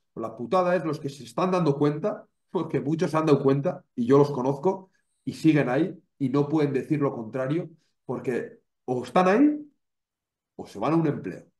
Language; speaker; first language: Spanish; native; Spanish